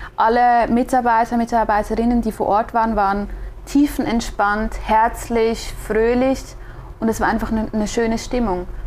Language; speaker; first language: German; native; German